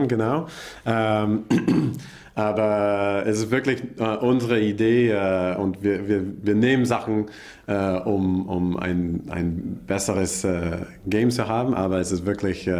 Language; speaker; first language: German; non-native, learner; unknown